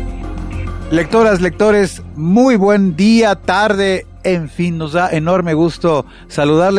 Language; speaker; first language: Spanish; native; Spanish